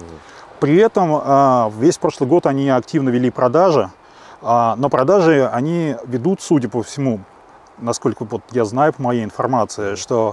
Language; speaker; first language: Russian; native; Russian